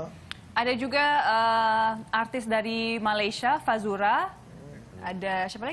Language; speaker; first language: Indonesian; native; Indonesian